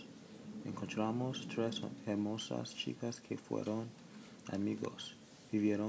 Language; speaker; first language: Spanish; non-native, learner; English